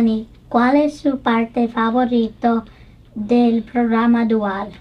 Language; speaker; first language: Spanish; non-native, learner; English